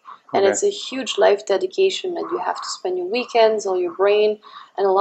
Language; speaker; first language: English; non-native, fluent; French